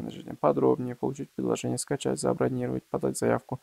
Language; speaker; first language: Russian; non-native, local second language; Kazakh